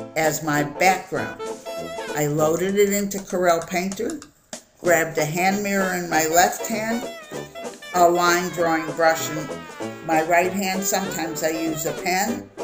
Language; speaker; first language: English; native; English